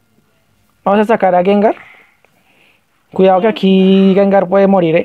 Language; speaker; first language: Spanish; native; Spanish